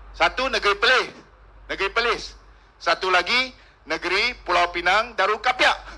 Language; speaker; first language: Malay; non-native, local second language; Min Nan Chinese